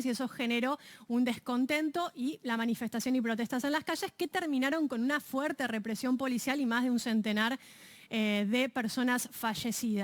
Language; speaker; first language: Spanish; native; Spanish